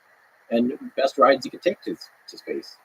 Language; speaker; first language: English; native; English